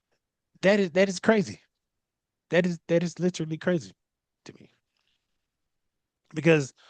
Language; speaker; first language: English; native; English